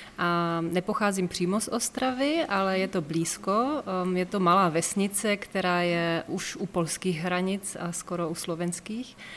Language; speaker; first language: Czech; native; Czech